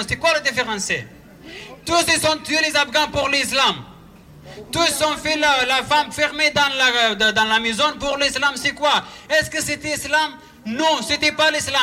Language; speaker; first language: French; non-native, learner; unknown